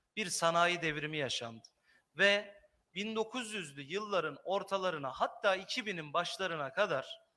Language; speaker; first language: Turkish; native; Turkish